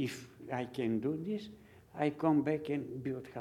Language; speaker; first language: English; non-native, learner; Bulgarian